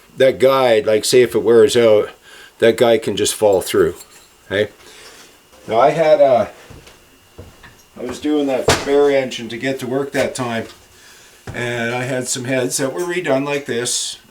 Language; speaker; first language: English; native; English